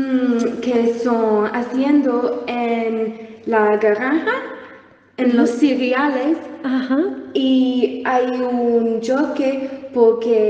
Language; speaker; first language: Spanish; non-native, learner; English